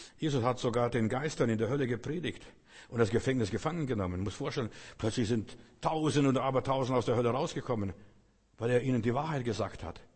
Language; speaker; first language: German; non-native, fluent; Russian